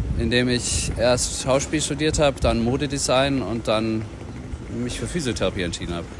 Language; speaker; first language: German; native; German